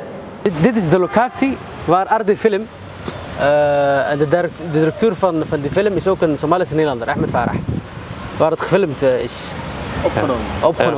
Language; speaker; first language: Dutch; early bilingual, other home language; Somali